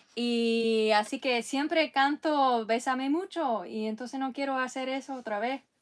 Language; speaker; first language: Spanish; non-native, fluent; English